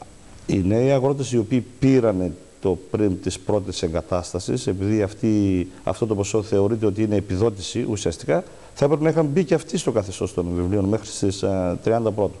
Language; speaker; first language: Greek; native; Greek